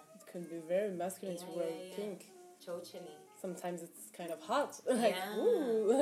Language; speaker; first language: English; non-native, fluent; Arabic